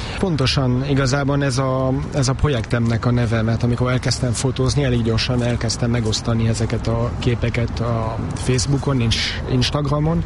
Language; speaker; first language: Hungarian; early bilingual, heritage; Hungarian